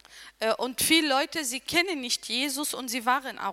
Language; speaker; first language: German; non-native, learner; Arabic